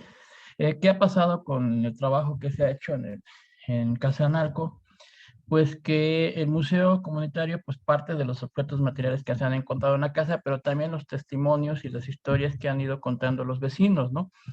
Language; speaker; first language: Spanish; native; Spanish